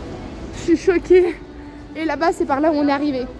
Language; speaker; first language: French; native; French